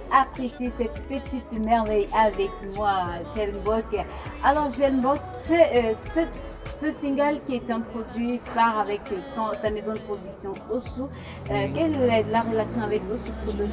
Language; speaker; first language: French; native; French